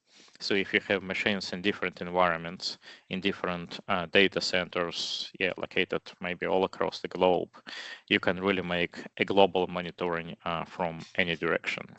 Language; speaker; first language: English; non-native, fluent; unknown